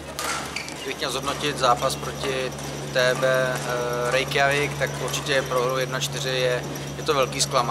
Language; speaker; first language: Czech; native; Czech